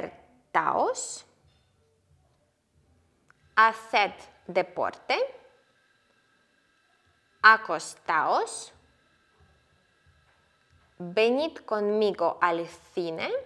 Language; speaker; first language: Spanish; non-native, fluent; Ukrainian